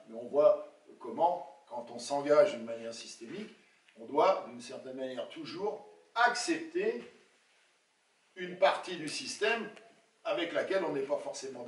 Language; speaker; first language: French; native; French